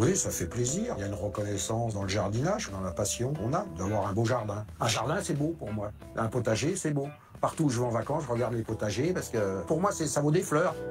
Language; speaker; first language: French; native; French